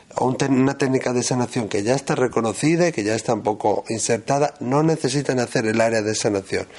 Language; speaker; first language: Spanish; native; Spanish